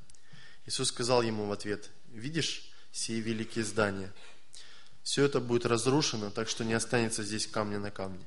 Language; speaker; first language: Russian; native; Russian